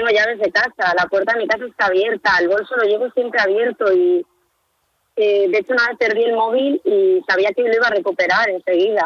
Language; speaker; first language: Spanish; native; Spanish